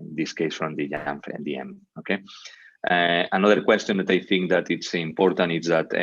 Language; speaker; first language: English; non-native, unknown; Catalan